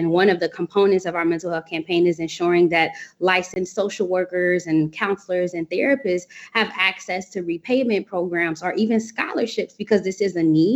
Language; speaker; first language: English; native; English